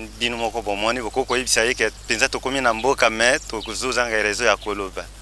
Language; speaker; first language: Lingala; non-native, local second language; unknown